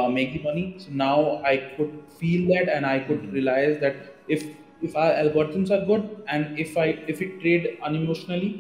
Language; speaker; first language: English; non-native, local second language; Hindi